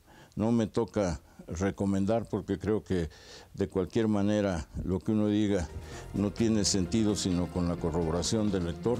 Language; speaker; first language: Spanish; native; Spanish